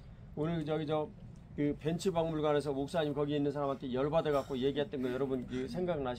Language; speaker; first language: Korean; native; Korean